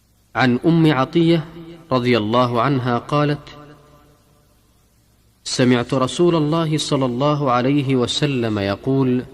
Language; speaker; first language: Arabic; native; Arabic